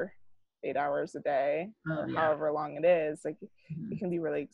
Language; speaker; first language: English; native; English